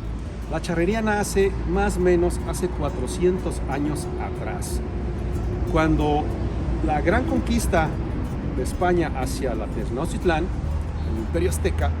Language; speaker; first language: Spanish; native; Spanish